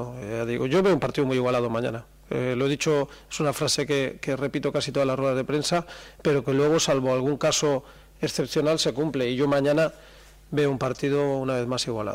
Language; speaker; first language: Spanish; native; Spanish